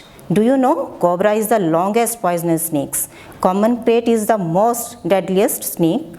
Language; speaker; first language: English; non-native, local second language; Gujarati